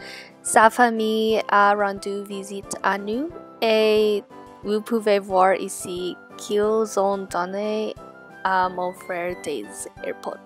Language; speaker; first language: French; non-native, learner; English